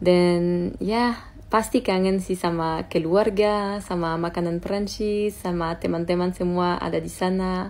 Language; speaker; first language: Indonesian; non-native, fluent; French